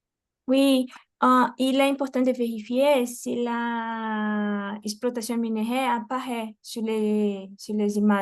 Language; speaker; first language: French; non-native, fluent; Portuguese